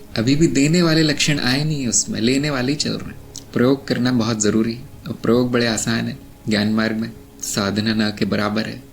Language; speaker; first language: Hindi; non-native, local second language; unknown